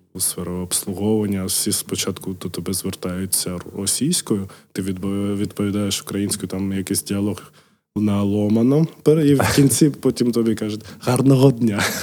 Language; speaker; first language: Ukrainian; non-native, local second language; Russian